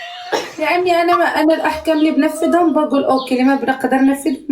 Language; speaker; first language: Arabic; native; Arabic